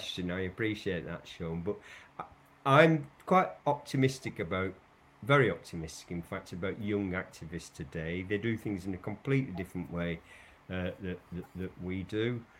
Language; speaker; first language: English; native; English